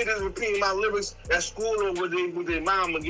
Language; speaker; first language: English; early bilingual, other home language; Spanish